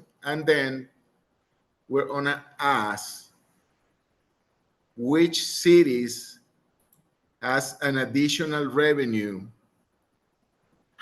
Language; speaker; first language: English; non-native, fluent; Spanish